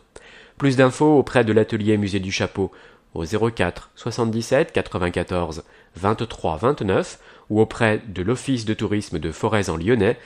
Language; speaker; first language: French; native; French